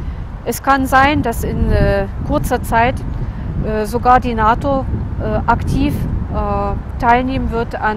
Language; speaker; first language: German; non-native, fluent; Russian